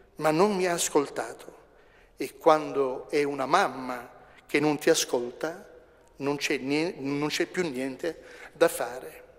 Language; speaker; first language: Italian; native; Italian